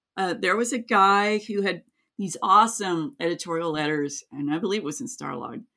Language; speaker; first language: English; native; English